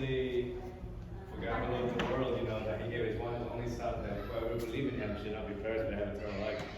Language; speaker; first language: English; early bilingual, other home language; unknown